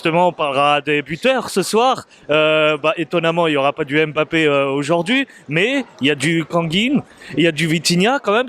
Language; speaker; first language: French; native; French